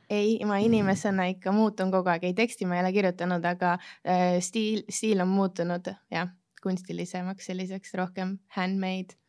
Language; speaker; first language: Estonian; native; Estonian